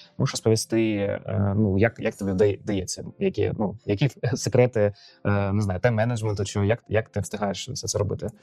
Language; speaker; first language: Ukrainian; non-native, local second language; Russian